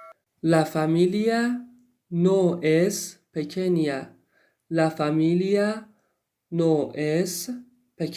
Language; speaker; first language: Spanish; non-native, fluent; Persian